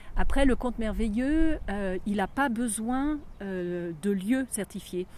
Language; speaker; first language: French; native; French